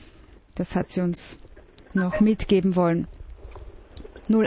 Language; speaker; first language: German; native; German